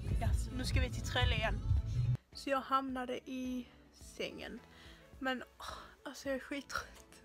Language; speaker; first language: Swedish; native; Swedish